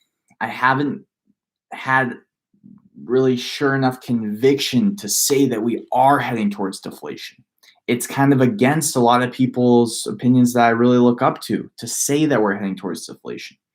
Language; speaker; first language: English; native; English